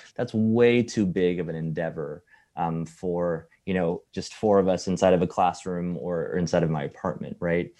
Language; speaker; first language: English; early bilingual, other home language; Chinese